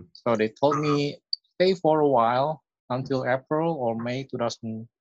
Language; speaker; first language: English; non-native, fluent; Indonesian